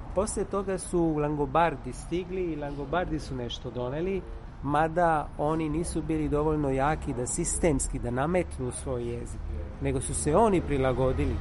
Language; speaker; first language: Serbian; non-native, fluent; Italian